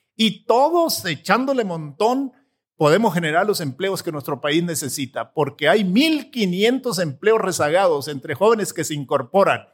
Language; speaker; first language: Spanish; native; Spanish